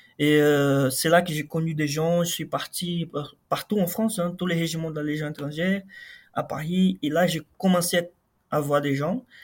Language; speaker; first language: French; non-native, fluent; Portuguese